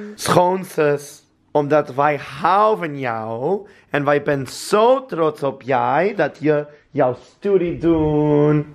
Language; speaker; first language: Dutch; non-native, learner; English